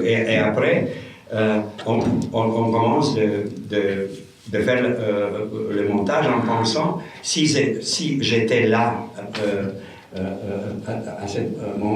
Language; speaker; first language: French; non-native, fluent; Romanian